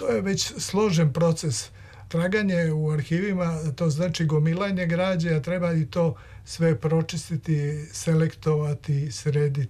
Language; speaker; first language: Serbian; native; Serbian